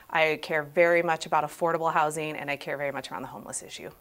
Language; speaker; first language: English; native; English